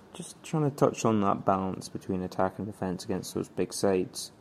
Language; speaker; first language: English; native; English